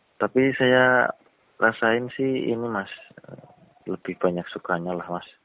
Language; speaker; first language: Indonesian; native; Indonesian